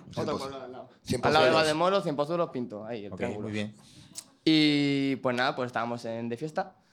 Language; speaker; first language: Spanish; native; Spanish